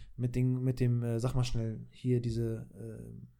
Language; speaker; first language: German; early bilingual, other home language; Albanian